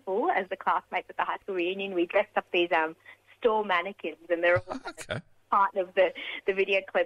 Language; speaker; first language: English; native; English